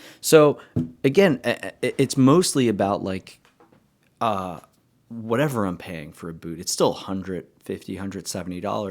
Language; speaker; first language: English; native; English